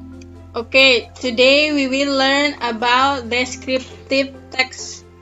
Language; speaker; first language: English; non-native, learner; Indonesian